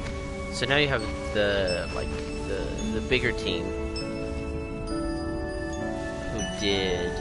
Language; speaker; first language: English; native; English